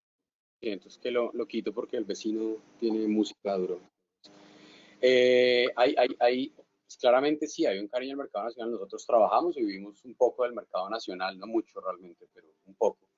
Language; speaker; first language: Spanish; native; Spanish